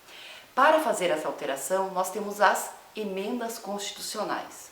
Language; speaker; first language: Portuguese; native; Portuguese